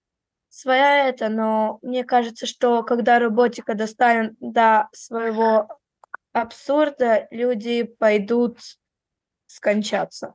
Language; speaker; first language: Russian; early bilingual, heritage; Russian